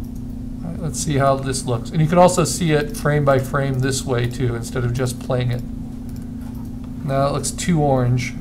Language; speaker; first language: English; native; English